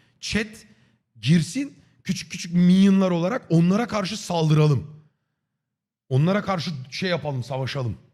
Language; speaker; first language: Turkish; native; Turkish